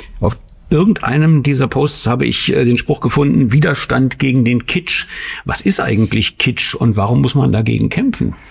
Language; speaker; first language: German; native; German